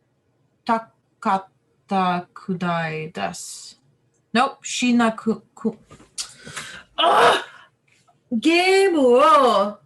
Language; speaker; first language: Japanese; non-native, learner; English